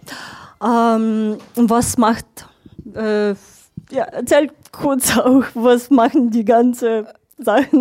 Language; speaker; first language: German; non-native, fluent; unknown